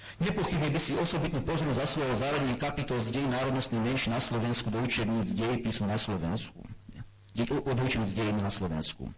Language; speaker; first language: Slovak; non-native, local second language; German